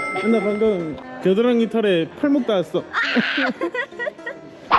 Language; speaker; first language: Korean; native; Korean